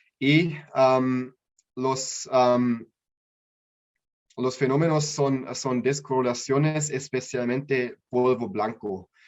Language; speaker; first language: Spanish; non-native, learner; German